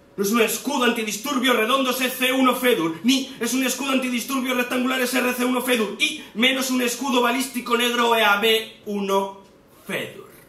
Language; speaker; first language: Spanish; native; Spanish